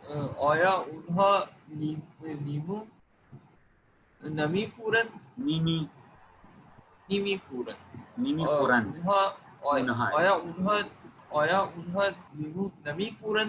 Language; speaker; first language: Persian; non-native, learner; Urdu